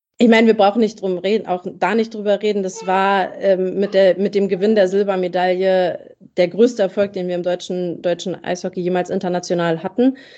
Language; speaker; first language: German; native; German